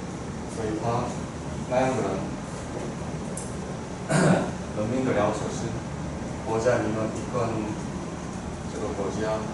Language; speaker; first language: Chinese; non-native, fluent; Korean